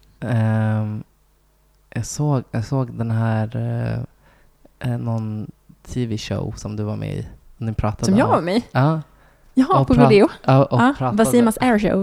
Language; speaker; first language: Swedish; native; Swedish